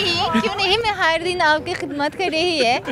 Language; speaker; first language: Hindi; non-native, learner; Azerbaijani